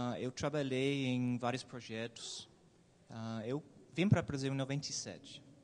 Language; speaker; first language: Portuguese; non-native, fluent; English